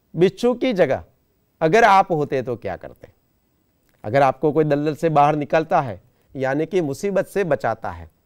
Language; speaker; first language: Hindi; non-native, local second language; Gujarati